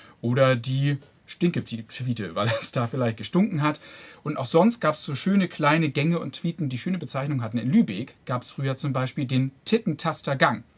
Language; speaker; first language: German; native; German